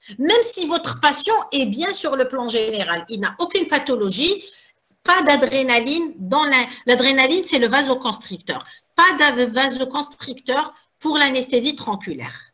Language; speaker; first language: French; non-native, local second language; Arabic